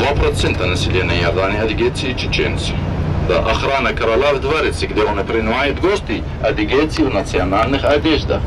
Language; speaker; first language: Russian; non-native, fluent; Arabic